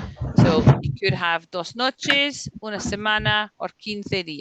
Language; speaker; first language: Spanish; non-native, fluent; English